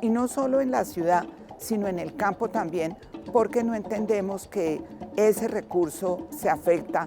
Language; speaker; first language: Spanish; native; Spanish